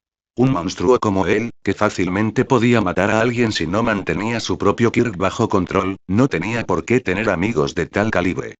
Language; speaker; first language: Spanish; native; Spanish